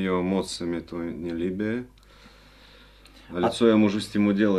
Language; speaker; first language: Czech; non-native, learner; Russian